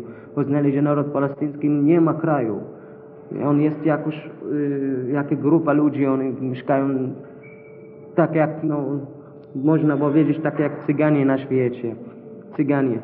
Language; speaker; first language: Polish; non-native, learner; Arabic